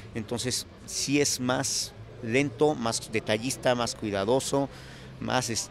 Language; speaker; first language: Spanish; native; Spanish